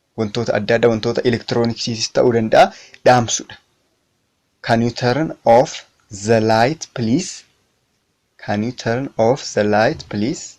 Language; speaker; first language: Oromo; native; Oromo